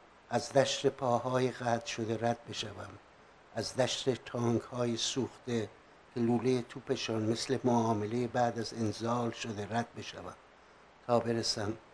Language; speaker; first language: Persian; native; Persian